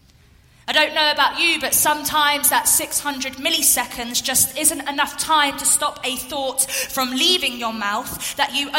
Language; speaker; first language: English; native; English